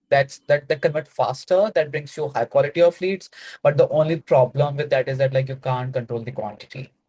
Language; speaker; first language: English; non-native, local second language; Hindi